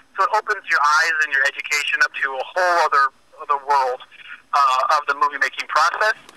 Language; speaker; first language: English; native; English